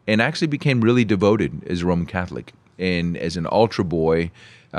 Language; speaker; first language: English; early bilingual, other home language; Spanish